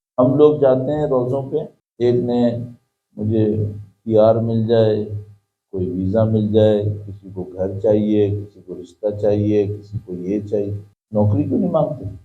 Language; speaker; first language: Urdu; native; Urdu